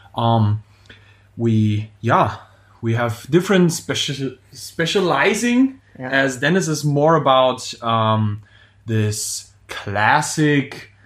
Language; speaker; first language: English; non-native, fluent; German